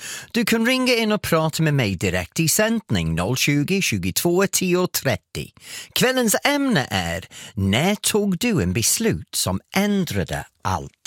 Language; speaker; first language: Swedish; non-native, fluent; English